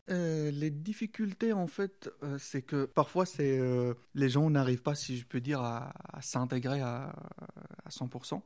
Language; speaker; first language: French; non-native, local second language; Arabic